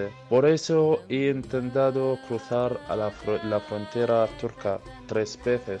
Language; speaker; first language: Spanish; early bilingual, other home language; Arabic